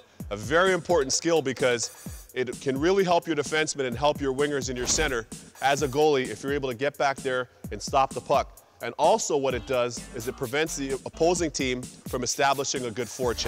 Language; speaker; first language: English; native; English